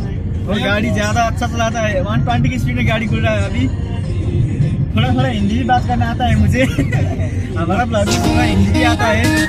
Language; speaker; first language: Hindi; non-native, learner; Nepali